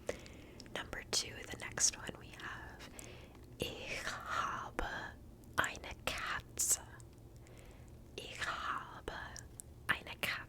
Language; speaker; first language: German; non-native, learner; English